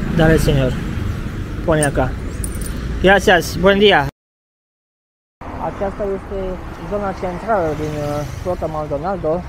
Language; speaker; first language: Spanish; non-native, learner; Romanian